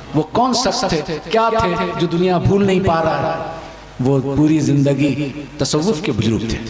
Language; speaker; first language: Hindi; non-native, fluent; Chinese